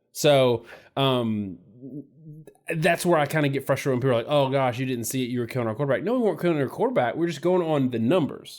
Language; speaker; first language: English; native; English